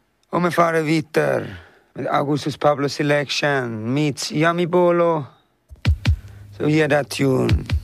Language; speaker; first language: German; native; German